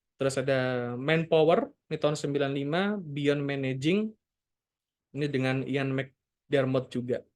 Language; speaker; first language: Indonesian; native; Indonesian